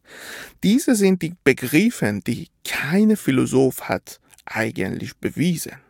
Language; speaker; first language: German; non-native, fluent; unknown